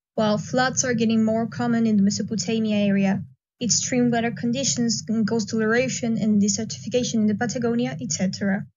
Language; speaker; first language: English; non-native, fluent; Spanish